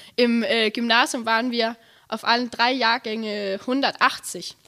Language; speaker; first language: German; early bilingual, heritage; Danish